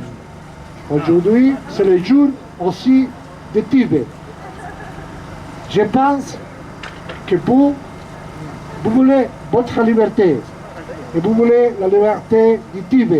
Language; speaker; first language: French; non-native, learner; Spanish